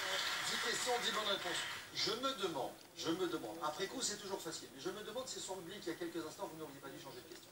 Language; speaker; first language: French; native; French